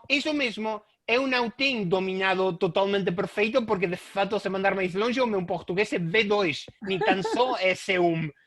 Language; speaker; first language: Portuguese; non-native, fluent; Spanish